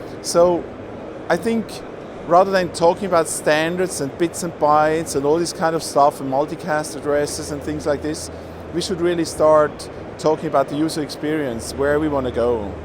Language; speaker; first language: English; non-native, fluent; German